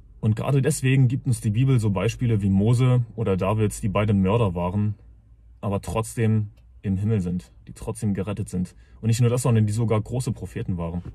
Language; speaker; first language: German; native; German